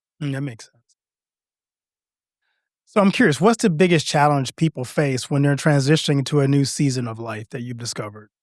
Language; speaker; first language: English; native; English